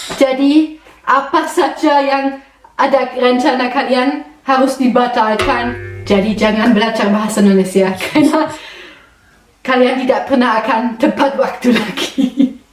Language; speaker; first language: Indonesian; non-native, fluent; German